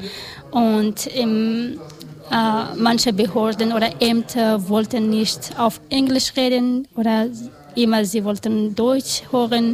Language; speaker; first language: German; non-native, learner; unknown